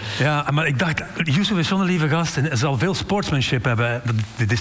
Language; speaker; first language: Dutch; native; Dutch